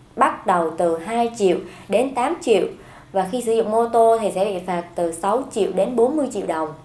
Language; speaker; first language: Vietnamese; native; Vietnamese